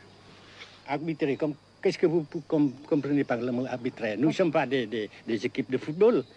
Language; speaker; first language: French; non-native, fluent; Vietnamese